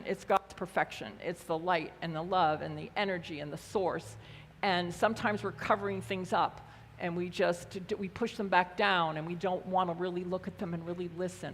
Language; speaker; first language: English; native; English